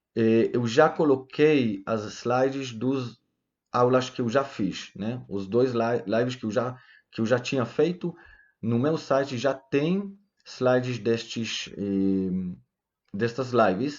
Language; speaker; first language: Portuguese; non-native, fluent; Hebrew